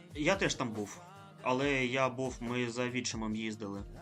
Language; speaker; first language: Ukrainian; non-native, local second language; Russian